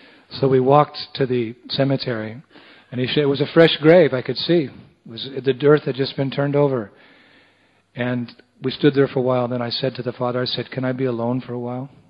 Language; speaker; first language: English; native; English